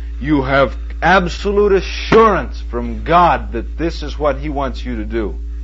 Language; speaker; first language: English; native; English